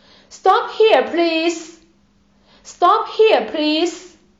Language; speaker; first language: English; non-native, fluent; Chinese